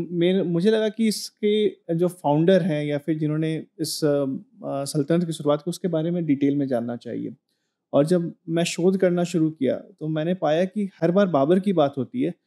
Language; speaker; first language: Hindi; native; Hindi